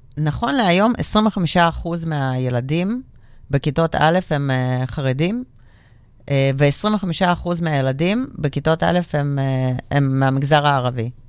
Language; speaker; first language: Hebrew; non-native, fluent; Russian